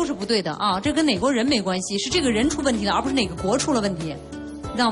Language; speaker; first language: Chinese; native; Chinese